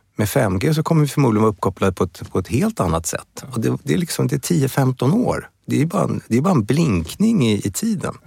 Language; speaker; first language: Swedish; native; Swedish